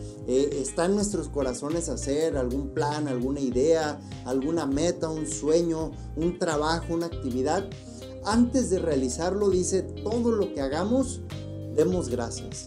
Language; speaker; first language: Spanish; native; Spanish